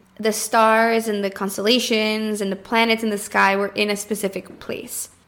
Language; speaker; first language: English; early bilingual, other home language; Portuguese